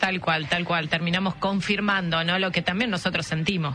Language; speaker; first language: Spanish; native; Spanish